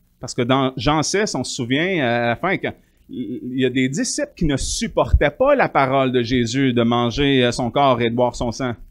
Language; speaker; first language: French; native; French